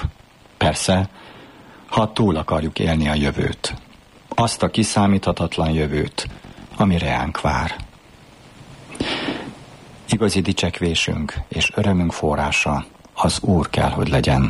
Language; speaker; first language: Hungarian; native; Hungarian